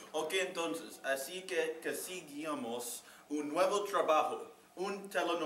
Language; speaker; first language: Spanish; non-native, learner; English